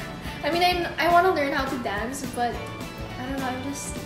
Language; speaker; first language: English; non-native, local second language; Filipino